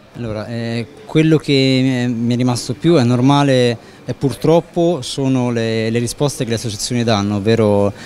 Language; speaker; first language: Italian; native; Italian